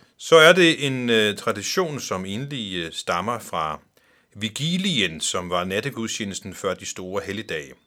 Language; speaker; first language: Danish; non-native, local second language; Faroese